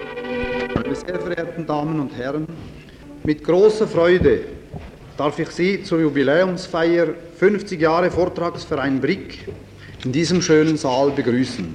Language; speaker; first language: German; native; German